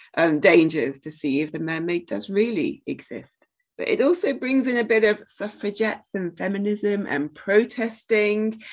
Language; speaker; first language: English; native; English